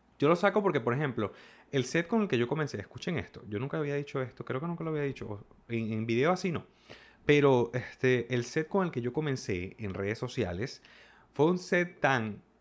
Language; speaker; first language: Spanish; native; Spanish